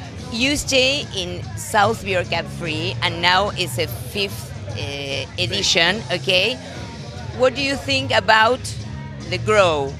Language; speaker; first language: English; non-native, learner; Spanish